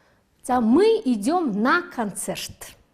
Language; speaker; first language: Russian; non-native, fluent; Mongolian